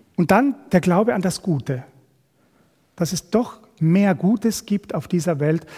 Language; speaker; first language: German; non-native, fluent; Spanish